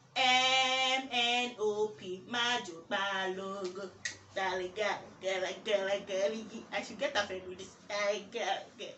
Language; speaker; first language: English; non-native, local second language; Ga